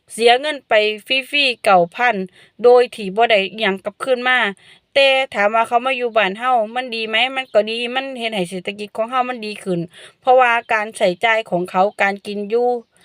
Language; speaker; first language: Thai; non-native, local second language; Northeastern Thai